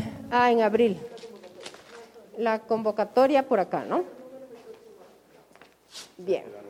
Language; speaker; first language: Spanish; native; Spanish